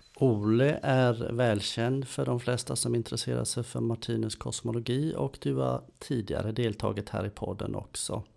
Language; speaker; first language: Swedish; native; Swedish